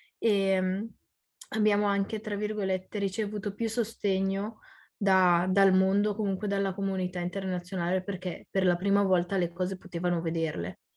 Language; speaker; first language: Italian; early bilingual, other home language; Arabic